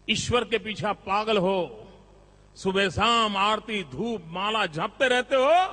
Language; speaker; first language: Hindi; non-native, local second language; Gujarati